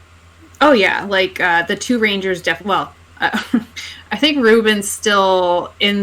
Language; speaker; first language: English; native; English